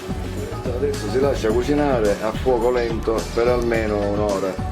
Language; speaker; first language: Italian; native; Italian